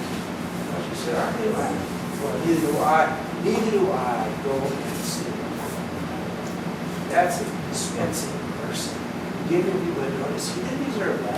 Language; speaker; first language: English; native; English